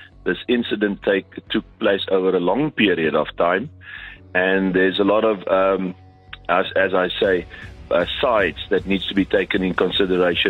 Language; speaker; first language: English; non-native, local second language; Afrikaans